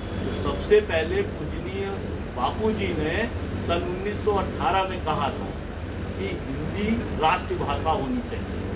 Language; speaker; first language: Hindi; native; Hindi